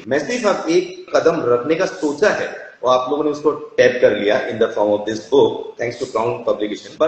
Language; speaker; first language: Hindi; non-native, local second language; Assamese